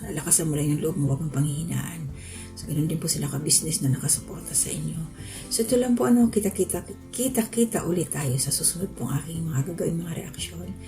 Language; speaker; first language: Filipino; non-native, local second language; Waray